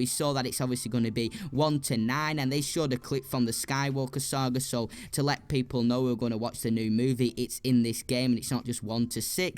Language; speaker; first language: English; native; English